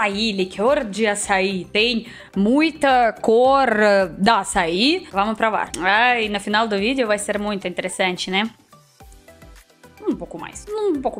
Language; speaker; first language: Portuguese; non-native, learner; Russian